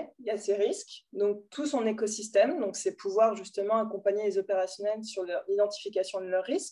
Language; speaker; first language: French; native; French